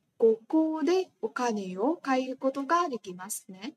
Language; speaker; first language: Japanese; non-native, fluent; Vietnamese